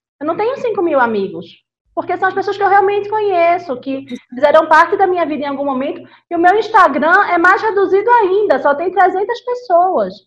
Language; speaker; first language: Portuguese; native; Portuguese